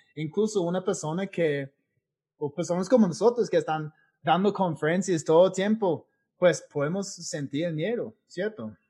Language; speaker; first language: Spanish; non-native, fluent; English